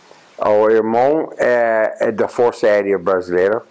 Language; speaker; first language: Portuguese; non-native, fluent; English